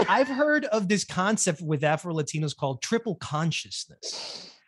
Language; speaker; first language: English; early bilingual, other home language; Spanish